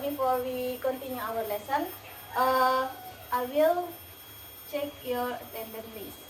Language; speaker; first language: English; non-native, learner; Indonesian